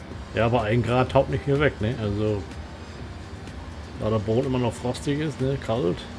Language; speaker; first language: German; native; German